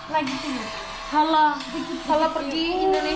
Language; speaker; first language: Indonesian; non-native, learner; Turkish